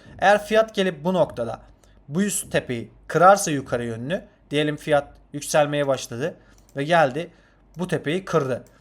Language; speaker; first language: Turkish; non-native, fluent; Azerbaijani